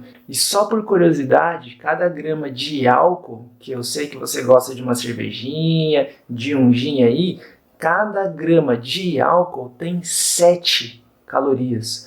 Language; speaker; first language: Portuguese; native; Portuguese